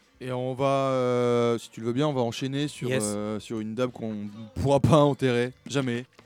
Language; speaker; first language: French; native; French